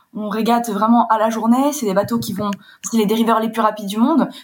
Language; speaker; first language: French; early bilingual, heritage; French